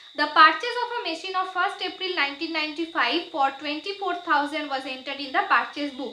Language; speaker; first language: English; non-native, local second language; Bangla